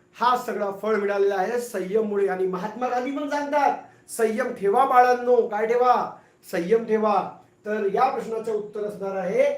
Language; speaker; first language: Marathi; non-native, local second language; Hindi